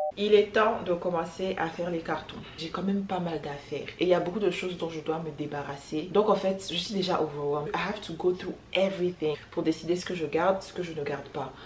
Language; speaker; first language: French; native; French